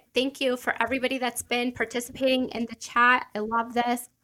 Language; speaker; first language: English; early bilingual, other home language; Italian